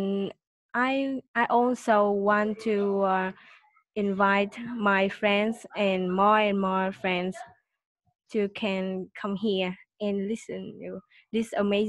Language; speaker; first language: English; non-native, learner; Vietnamese